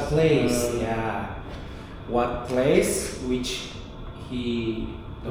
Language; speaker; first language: English; non-native, local second language; Indonesian